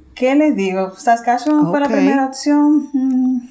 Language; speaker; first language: Spanish; native; Spanish